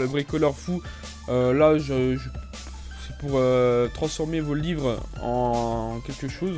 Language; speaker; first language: French; native; French